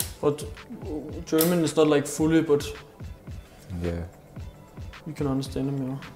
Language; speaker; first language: English; non-native, fluent; Danish